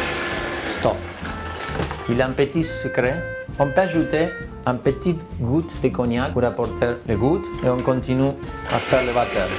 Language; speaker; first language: French; non-native, fluent; Spanish